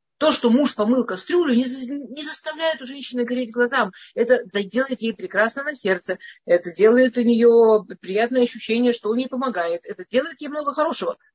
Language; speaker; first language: Russian; early bilingual, heritage; Russian